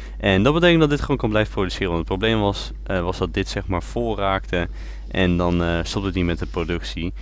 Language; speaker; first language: Dutch; native; Dutch